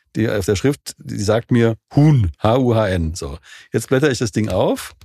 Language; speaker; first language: German; native; German